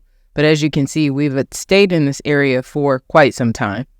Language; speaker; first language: English; native; English